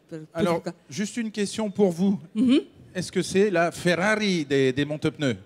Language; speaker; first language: French; native; French